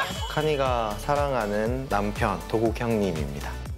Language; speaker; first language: Korean; native; Korean